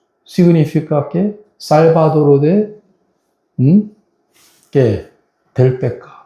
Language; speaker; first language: Spanish; non-native, fluent; Korean